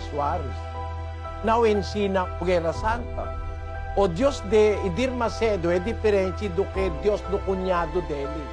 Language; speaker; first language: Portuguese; non-native, local second language; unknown